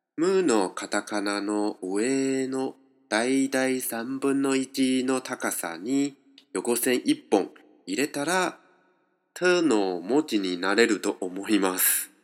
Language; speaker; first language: Japanese; non-native, fluent; Chinese